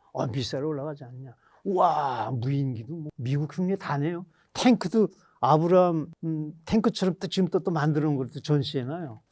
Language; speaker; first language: Korean; native; Korean